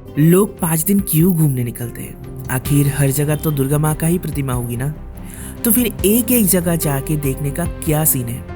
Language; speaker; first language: Hindi; non-native, local second language; Bangla